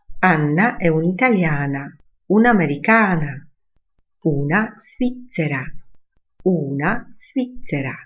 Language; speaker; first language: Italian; non-native, fluent; Polish